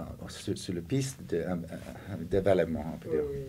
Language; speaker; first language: French; non-native, fluent; English